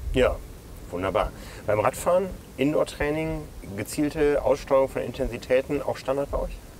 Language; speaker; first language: German; native; German